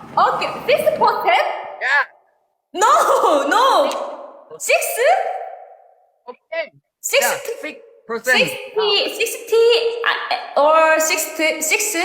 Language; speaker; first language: English; non-native, learner; Korean